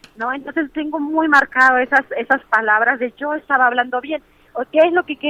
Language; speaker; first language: Spanish; native; Spanish